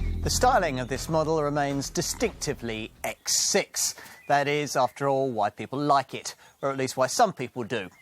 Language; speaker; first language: English; native; English